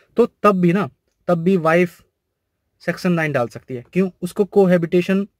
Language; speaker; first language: Hindi; native; Hindi